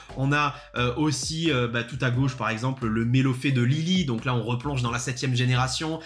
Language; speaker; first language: French; native; French